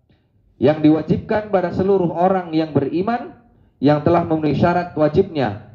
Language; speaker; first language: Indonesian; native; Indonesian